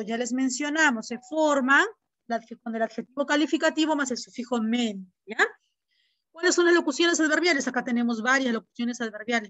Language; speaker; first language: Spanish; native; Spanish